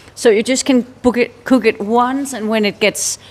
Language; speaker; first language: English; non-native, fluent; Danish